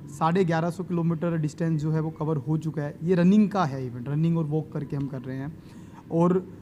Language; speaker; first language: Hindi; native; Hindi